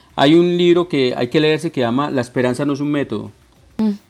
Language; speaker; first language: Spanish; native; Spanish